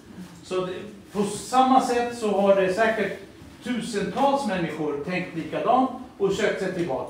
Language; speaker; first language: Swedish; early bilingual, other home language; Assyrian Neo-Aramaic